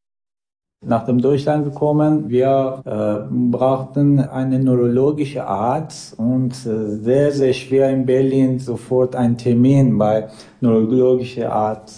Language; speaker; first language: German; non-native, learner; Persian